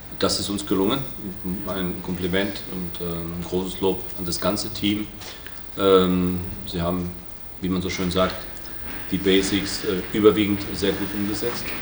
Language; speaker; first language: German; native; German